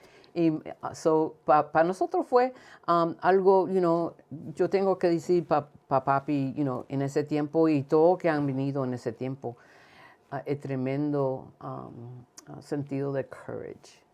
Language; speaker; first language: Spanish; early bilingual, heritage; Spanish